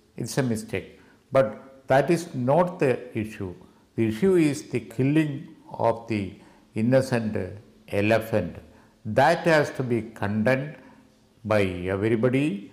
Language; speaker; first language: English; non-native, local second language; Malayalam